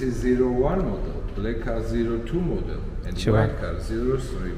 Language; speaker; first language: English; non-native, learner; Georgian